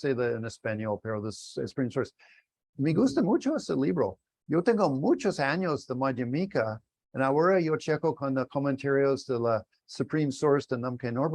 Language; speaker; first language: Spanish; non-native, learner; English